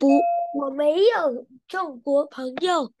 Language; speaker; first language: Chinese; non-native, learner; Vietnamese